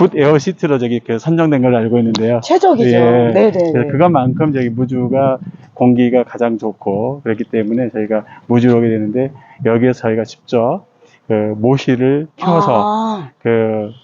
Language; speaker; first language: Korean; native; Korean